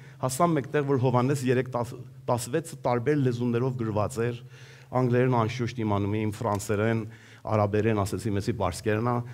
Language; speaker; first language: Armenian; early bilingual, heritage; Armenian